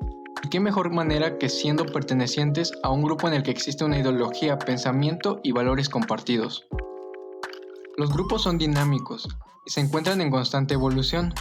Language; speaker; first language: Spanish; native; Spanish